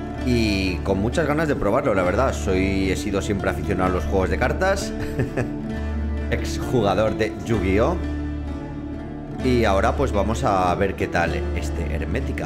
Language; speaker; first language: Spanish; native; Spanish